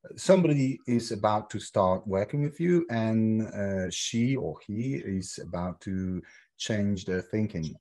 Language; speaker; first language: English; non-native, fluent; Polish